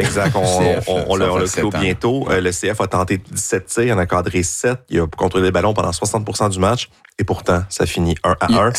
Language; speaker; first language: French; native; French